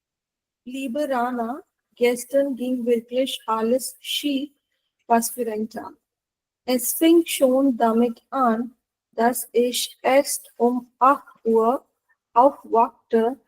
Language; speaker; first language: German; non-native, learner; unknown